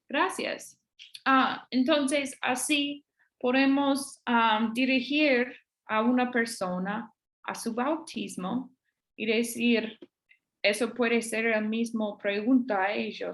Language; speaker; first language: Spanish; non-native, fluent; English